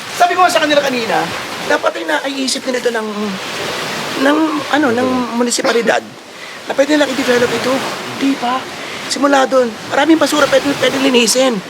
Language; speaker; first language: Filipino; native; Filipino